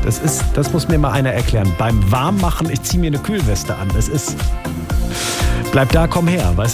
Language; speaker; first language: German; native; German